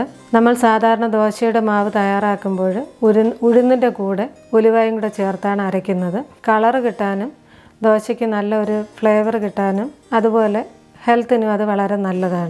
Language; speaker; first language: Malayalam; native; Malayalam